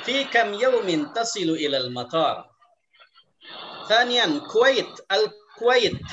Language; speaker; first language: Arabic; non-native, fluent; Indonesian